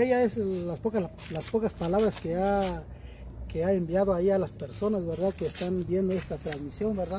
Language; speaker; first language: Spanish; native; Spanish